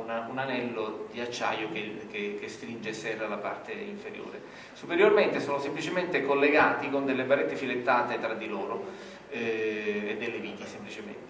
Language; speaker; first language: Italian; native; Italian